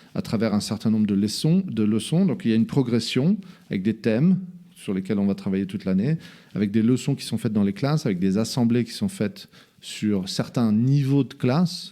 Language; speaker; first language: French; native; French